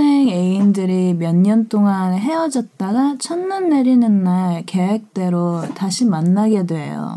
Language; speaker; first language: Korean; early bilingual, heritage; Korean